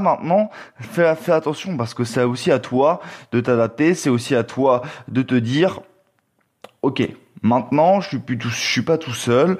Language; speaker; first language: French; native; French